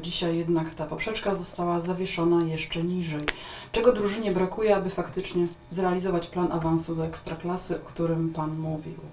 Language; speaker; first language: Polish; native; Polish